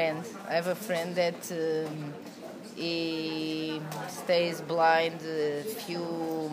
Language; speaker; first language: English; non-native, learner; Portuguese